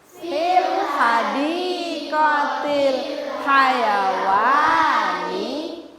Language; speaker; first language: Arabic; non-native, learner; Indonesian